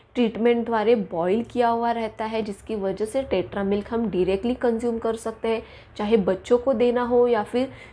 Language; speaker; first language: Hindi; non-native, local second language; Marathi